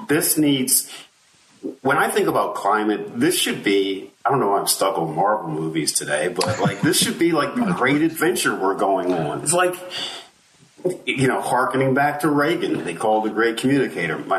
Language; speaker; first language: English; native; English